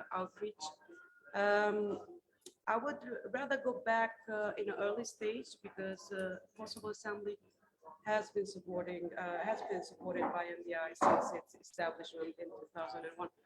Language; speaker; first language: English; non-native, fluent; Albanian